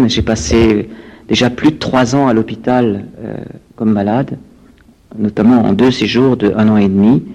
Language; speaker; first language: French; native; French